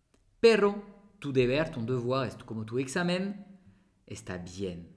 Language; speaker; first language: Spanish; non-native, fluent; French